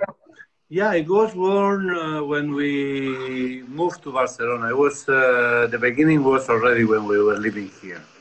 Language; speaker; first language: English; non-native, fluent; Spanish